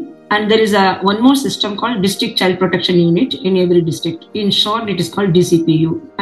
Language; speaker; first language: English; non-native, local second language; Tamil